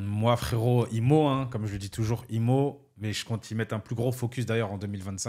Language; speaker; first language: French; native; French